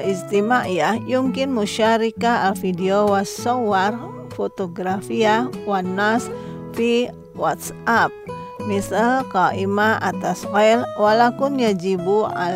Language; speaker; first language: Arabic; non-native, fluent; Indonesian